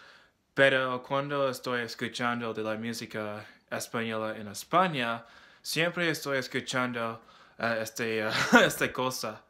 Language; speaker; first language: Spanish; non-native, learner; English